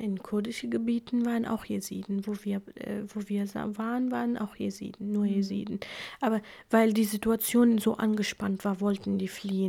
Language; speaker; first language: German; non-native, fluent; Kurdish